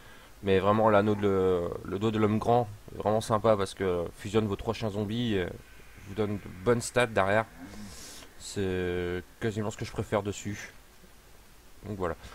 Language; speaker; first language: French; native; French